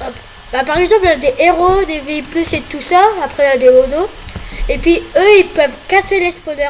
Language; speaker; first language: French; native; French